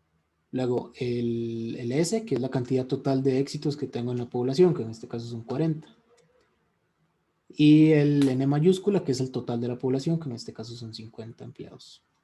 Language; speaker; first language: Spanish; native; Spanish